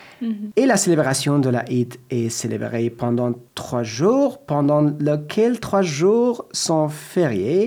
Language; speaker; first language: French; non-native, learner; Persian